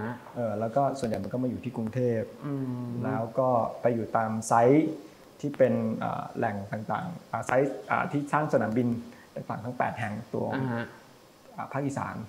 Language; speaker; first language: Thai; native; Thai